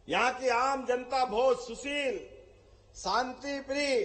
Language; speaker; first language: Hindi; native; Hindi